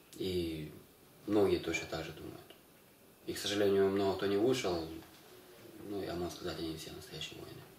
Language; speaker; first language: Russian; non-native, local second language; Ukrainian